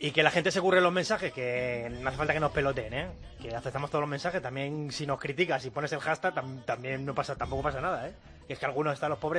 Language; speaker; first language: Spanish; native; Spanish